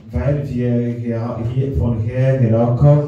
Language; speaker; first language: German; non-native, learner; French